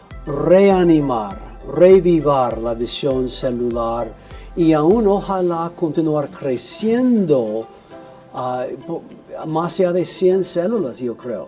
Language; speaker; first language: Spanish; non-native, fluent; English